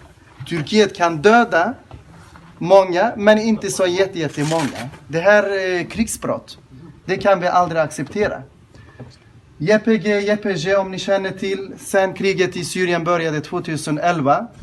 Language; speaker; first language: Swedish; non-native, fluent; Kurdish